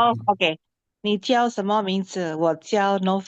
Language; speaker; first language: Chinese; non-native, learner; Indonesian